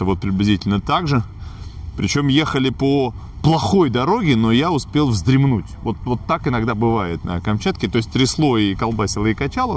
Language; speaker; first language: Russian; native; Russian